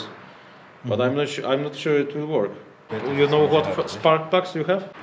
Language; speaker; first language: English; non-native, fluent; Polish